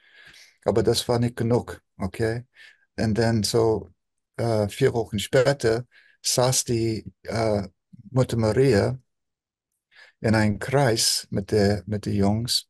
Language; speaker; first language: German; non-native, fluent; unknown